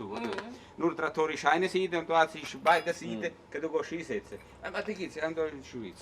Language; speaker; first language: German; non-native, local second language; Italian